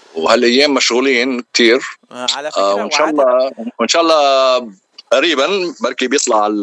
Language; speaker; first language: Arabic; native; Arabic